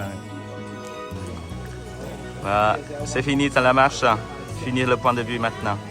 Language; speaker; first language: French; non-native, fluent; Vietnamese